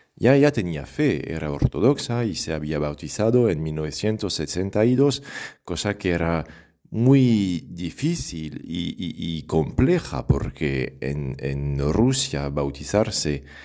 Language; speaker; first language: Spanish; non-native, fluent; French